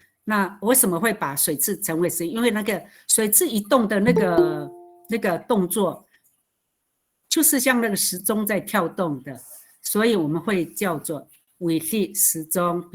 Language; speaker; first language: Chinese; non-native, local second language; Amis